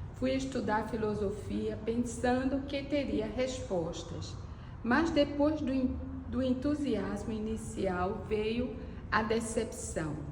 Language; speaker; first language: Portuguese; native; Portuguese